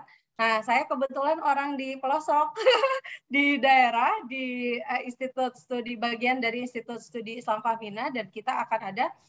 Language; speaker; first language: Indonesian; native; Indonesian